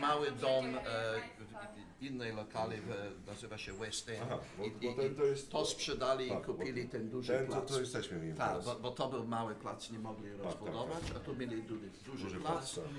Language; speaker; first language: Polish; early bilingual, heritage; Polish